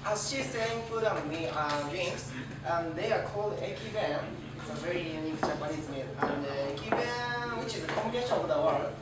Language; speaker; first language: English; non-native, fluent; Japanese